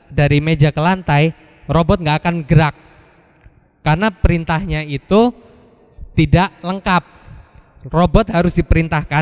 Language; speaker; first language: Indonesian; native; Indonesian